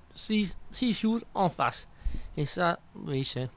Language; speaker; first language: French; non-native, local second language; Dutch